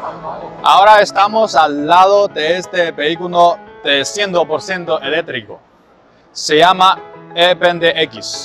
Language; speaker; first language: Spanish; non-native, learner; Chinese